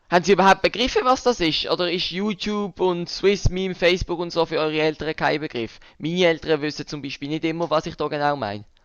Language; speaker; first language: German; native; German